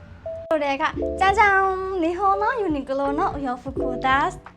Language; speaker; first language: Japanese; non-native, learner; Burmese